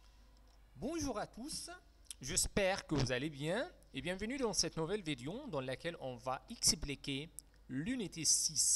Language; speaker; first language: French; non-native, fluent; Arabic